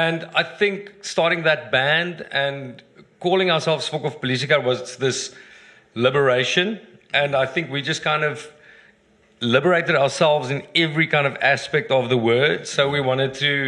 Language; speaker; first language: English; non-native, local second language; Afrikaans